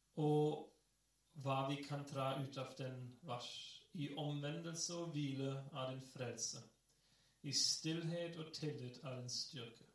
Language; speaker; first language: Norwegian; non-native, fluent; English